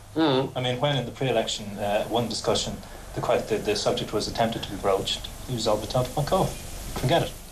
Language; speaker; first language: English; native; English